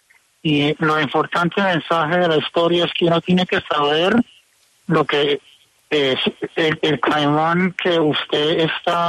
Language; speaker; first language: Spanish; early bilingual, heritage; Spanish